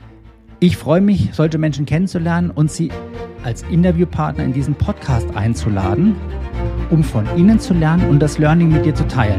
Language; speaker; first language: German; native; German